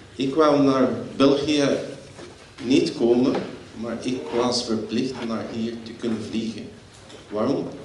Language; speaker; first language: Dutch; non-native, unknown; Arabic